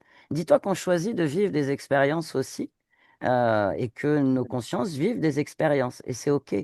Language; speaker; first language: French; native; French